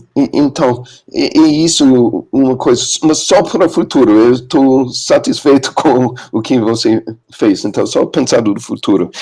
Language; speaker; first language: Portuguese; non-native, learner; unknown